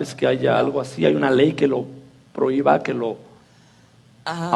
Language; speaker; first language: Spanish; native; Spanish